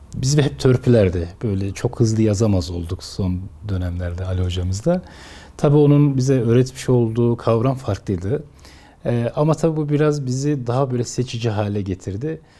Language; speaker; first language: Turkish; native; Turkish